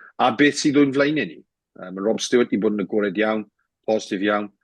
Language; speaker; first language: Welsh; native; Welsh